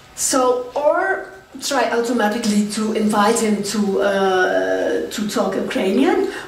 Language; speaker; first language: English; non-native, fluent; Dutch